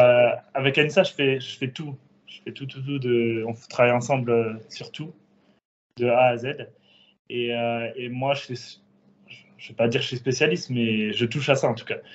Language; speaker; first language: French; native; French